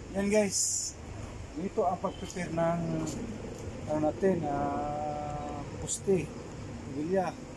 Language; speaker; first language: Filipino; non-native, local second language; Cebuano